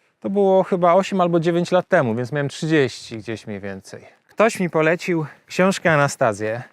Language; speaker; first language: Polish; native; Polish